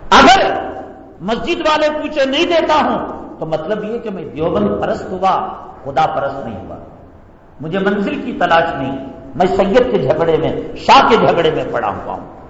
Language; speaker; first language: Urdu; native; Urdu